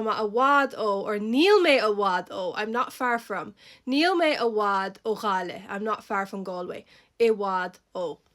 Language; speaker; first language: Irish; non-native, local second language; English